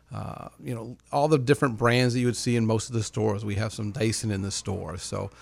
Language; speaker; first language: English; native; English